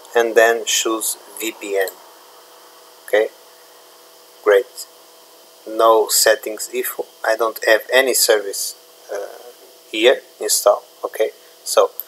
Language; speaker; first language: English; non-native, learner; Portuguese